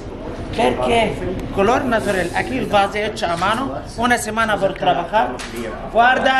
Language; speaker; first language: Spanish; non-native, learner; Arabic